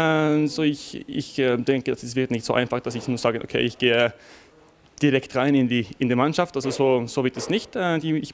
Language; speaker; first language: German; non-native, fluent; Norwegian